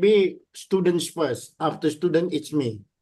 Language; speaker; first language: English; non-native, learner; Indonesian